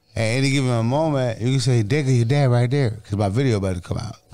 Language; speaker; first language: English; native; English